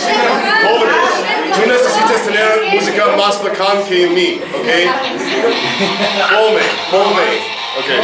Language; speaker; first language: Spanish; non-native, learner; English